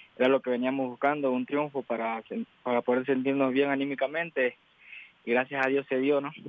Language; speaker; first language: Spanish; native; Spanish